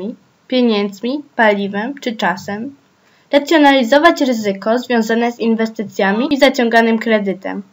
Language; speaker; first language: Polish; native; Polish